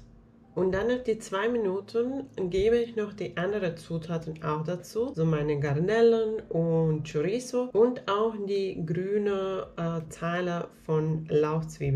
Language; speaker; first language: German; non-native, fluent; Finnish